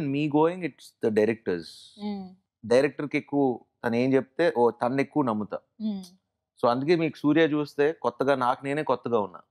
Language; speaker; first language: Telugu; native; Telugu